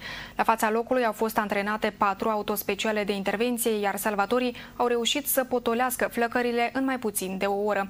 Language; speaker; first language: Romanian; native; Romanian